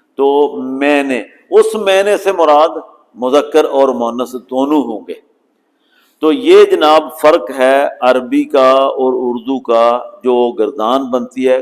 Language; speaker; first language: Urdu; non-native, local second language; Punjabi